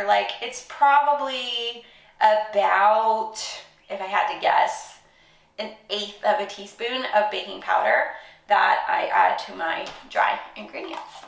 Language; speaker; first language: English; native; English